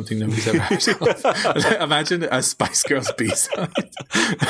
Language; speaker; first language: English; native; English